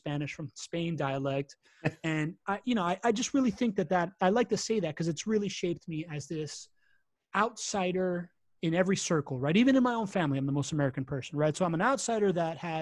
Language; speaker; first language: English; early bilingual, other home language; Spanish